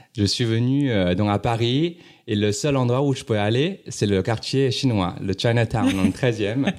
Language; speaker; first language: French; non-native, fluent; Chinese